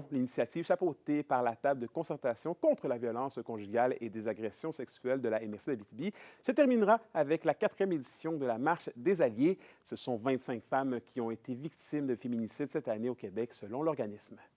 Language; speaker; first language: French; native; French